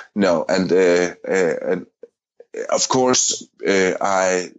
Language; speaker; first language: English; non-native, fluent; Danish